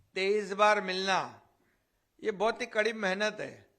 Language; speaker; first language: Hindi; non-native, local second language; Marathi